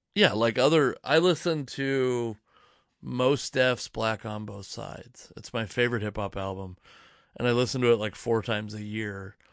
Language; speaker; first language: English; native; English